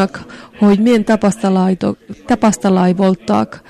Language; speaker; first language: Hungarian; non-native, fluent; Finnish